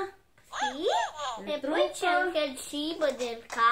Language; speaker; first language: Italian; early bilingual, other home language; Filipino